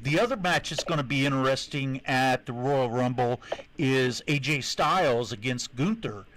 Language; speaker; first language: English; native; English